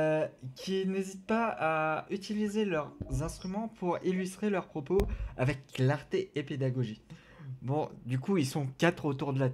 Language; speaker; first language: French; native; French